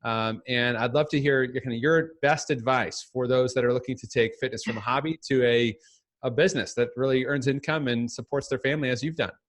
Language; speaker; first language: English; native; English